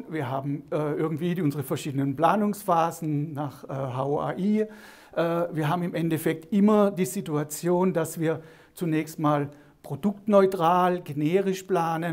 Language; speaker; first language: German; native; German